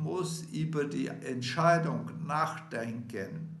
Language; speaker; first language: German; non-native, fluent; Portuguese